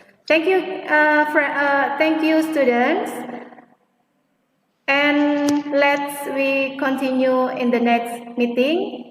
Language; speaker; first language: English; non-native, fluent; Indonesian